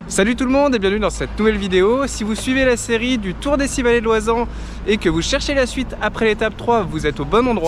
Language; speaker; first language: French; native; French